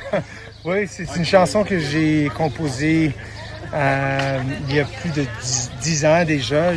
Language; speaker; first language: French; non-native, local second language; English